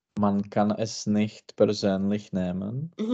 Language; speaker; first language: German; non-native, learner; Czech